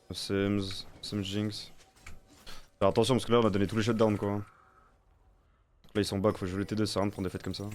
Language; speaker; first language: French; native; French